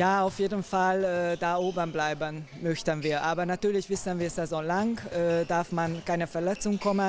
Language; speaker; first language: German; non-native, fluent; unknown